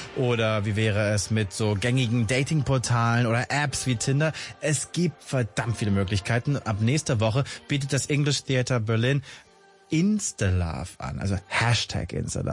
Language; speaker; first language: German; native; German